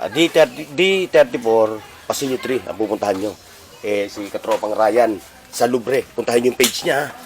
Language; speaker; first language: Filipino; non-native, local second language; Waray